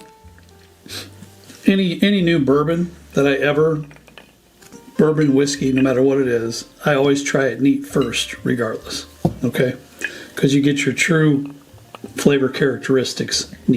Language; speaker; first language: English; native; English